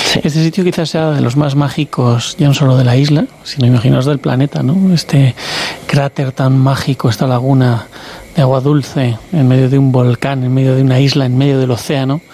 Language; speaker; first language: Spanish; native; Spanish